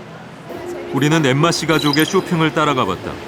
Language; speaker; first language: Korean; native; Korean